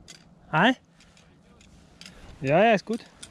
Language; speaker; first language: German; non-native, fluent; Russian